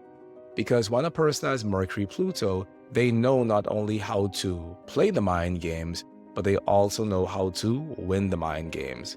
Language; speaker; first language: English; native; English